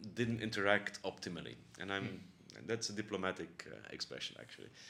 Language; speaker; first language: English; non-native, fluent; Dutch